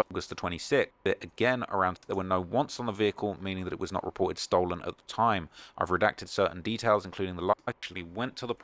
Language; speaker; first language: English; native; English